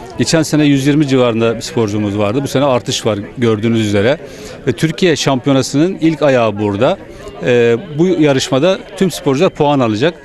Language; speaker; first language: Turkish; native; Turkish